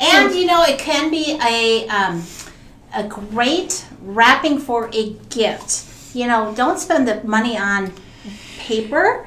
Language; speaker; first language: English; native; English